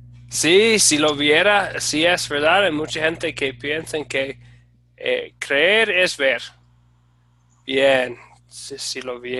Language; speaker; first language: Spanish; non-native, fluent; English